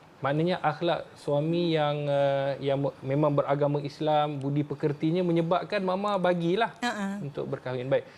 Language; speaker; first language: Malay; native; Malay